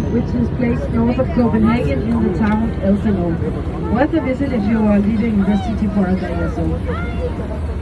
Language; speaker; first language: English; non-native, fluent; Danish